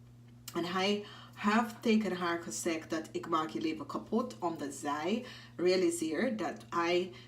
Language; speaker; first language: Dutch; non-native, fluent; English